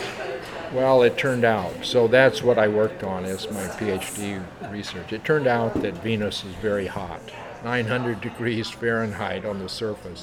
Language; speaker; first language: English; native; English